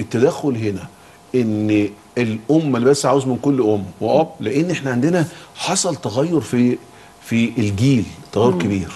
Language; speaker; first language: Arabic; native; Arabic